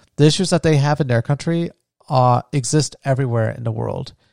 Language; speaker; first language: English; early bilingual, other home language; Spanish